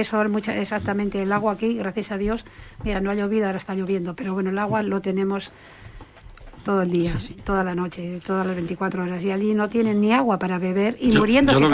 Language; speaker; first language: Spanish; native; Spanish